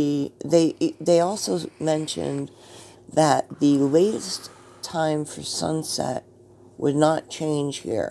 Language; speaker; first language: English; native; English